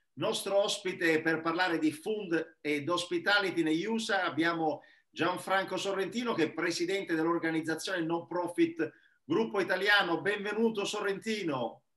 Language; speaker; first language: Italian; native; Italian